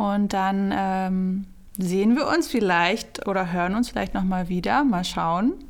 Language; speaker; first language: German; native; German